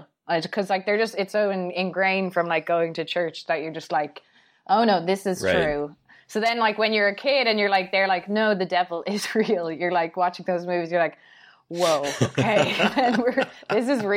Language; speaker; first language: English; native; English